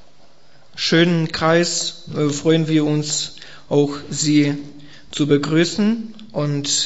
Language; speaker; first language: German; non-native, learner; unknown